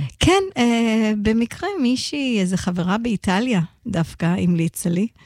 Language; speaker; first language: Hebrew; non-native, fluent; English